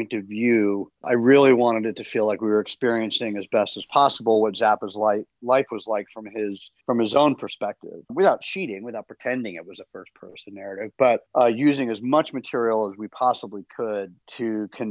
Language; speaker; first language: English; native; English